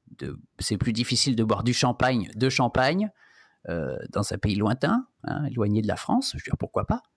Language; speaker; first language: French; native; French